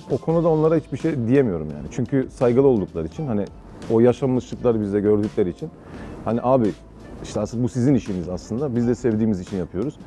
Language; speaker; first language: Turkish; early bilingual, heritage; Turkish